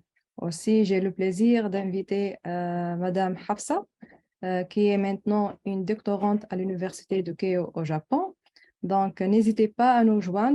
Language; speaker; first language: French; non-native, local second language; Arabic